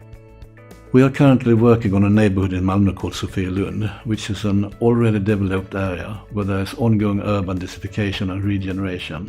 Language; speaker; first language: English; non-native, fluent; Swedish